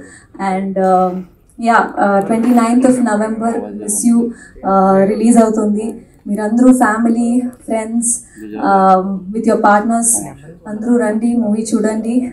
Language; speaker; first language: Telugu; non-native, learner; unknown